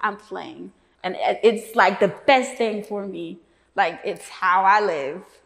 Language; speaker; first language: English; native; English